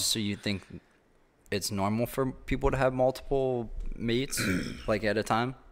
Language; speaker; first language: English; native; English